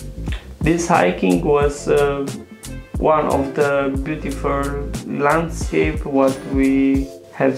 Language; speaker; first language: English; non-native, learner; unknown